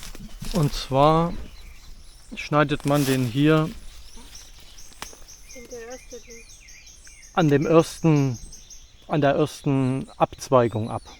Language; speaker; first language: German; native; German